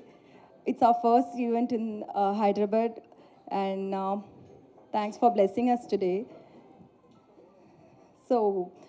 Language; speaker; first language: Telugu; non-native, learner; Tamil